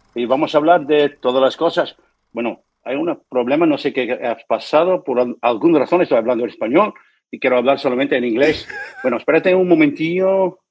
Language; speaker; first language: Spanish; non-native, learner; English